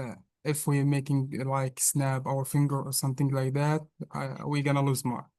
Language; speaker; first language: English; non-native, learner; Arabic